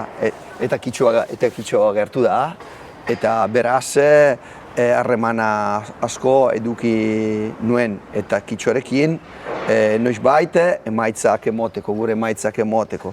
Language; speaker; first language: Basque; non-native, learner; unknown